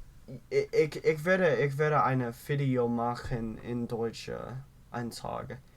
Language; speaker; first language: German; non-native, learner; English